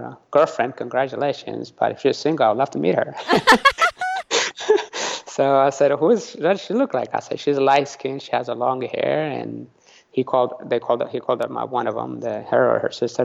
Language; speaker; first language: English; early bilingual, other home language; Tigrinya